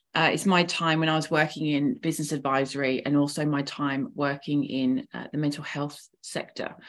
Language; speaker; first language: English; native; English